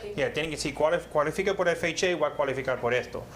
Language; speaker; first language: Spanish; early bilingual, heritage; Spanish